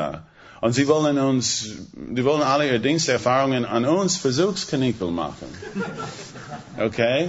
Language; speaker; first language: German; non-native, fluent; English